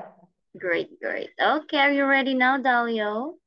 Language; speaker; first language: English; non-native, fluent; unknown